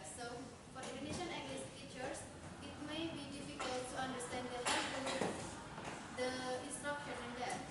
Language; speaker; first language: English; non-native, fluent; Indonesian